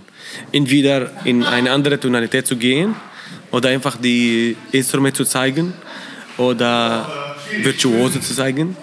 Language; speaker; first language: German; non-native, learner; Arabic